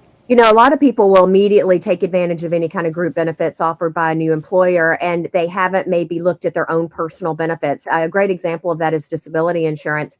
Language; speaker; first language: English; native; English